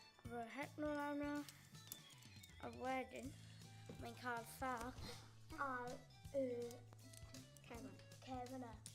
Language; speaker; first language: Welsh; non-native, local second language; English